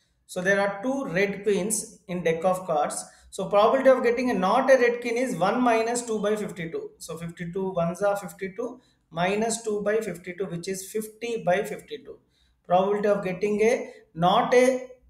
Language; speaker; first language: English; non-native, local second language; Telugu